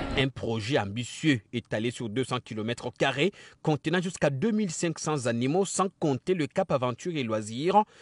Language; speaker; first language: French; non-native, local second language; Lingala